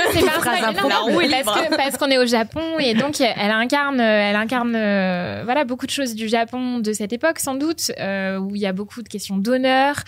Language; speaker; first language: French; native; French